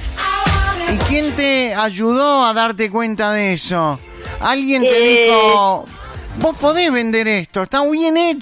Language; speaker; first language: Spanish; native; Spanish